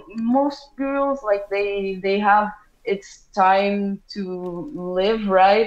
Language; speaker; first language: English; non-native, fluent; Portuguese